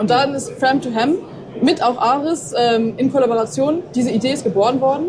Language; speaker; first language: German; native; German